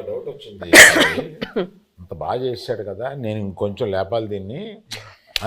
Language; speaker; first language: Telugu; native; Telugu